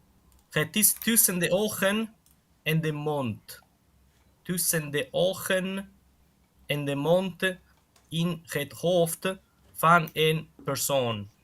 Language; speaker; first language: Dutch; non-native, fluent; Italian